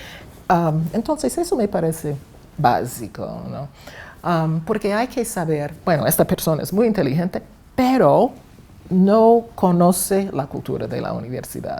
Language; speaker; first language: Spanish; non-native, fluent; English